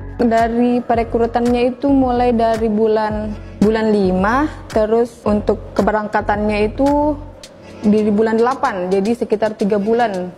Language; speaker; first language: Indonesian; native; Indonesian